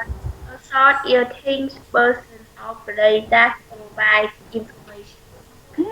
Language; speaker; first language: English; non-native, learner; Vietnamese